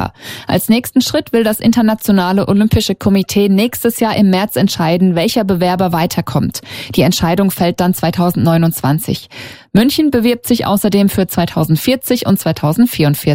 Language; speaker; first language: German; native; German